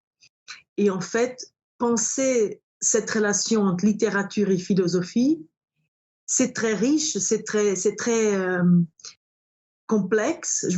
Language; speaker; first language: French; non-native, fluent; Portuguese